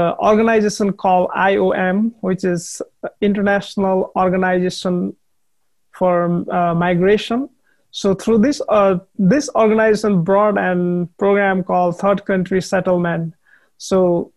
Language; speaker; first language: English; non-native, learner; Nepali